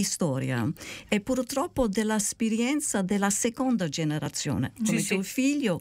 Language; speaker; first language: Italian; early bilingual, heritage; Italian